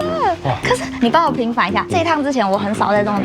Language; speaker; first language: Chinese; native; Chinese